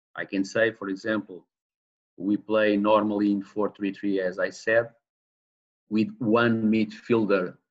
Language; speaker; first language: English; non-native, learner; Portuguese